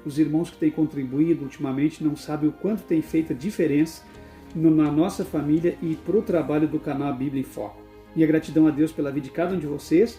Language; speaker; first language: Portuguese; native; Portuguese